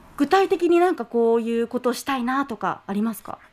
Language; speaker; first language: Japanese; non-native, fluent; English